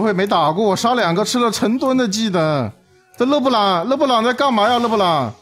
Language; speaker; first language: Chinese; native; Chinese